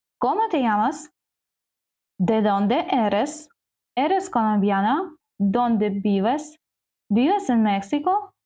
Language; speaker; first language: Spanish; non-native, learner; Ukrainian